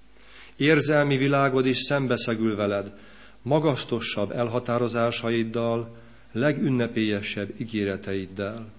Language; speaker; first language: Hungarian; native; Hungarian